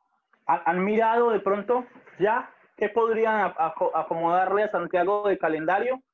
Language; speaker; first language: Spanish; native; Spanish